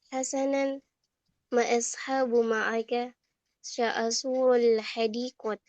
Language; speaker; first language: Arabic; non-native, learner; Indonesian